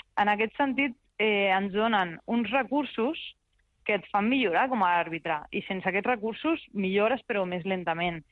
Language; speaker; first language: Catalan; early bilingual, other home language; Spanish